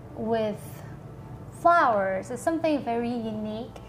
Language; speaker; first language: English; non-native, fluent; Korean